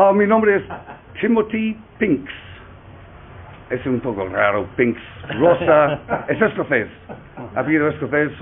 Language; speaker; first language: Spanish; non-native, learner; English